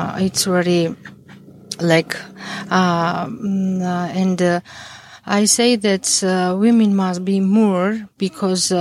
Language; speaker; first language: English; non-native, learner; Mingrelian